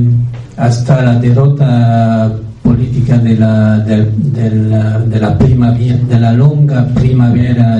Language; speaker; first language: Spanish; non-native, fluent; French